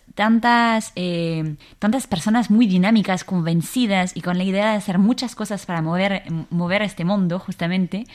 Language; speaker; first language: Spanish; non-native, fluent; French